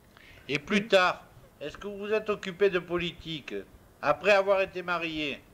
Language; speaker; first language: French; native; French